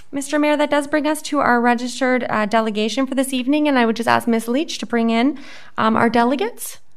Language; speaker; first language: English; native; English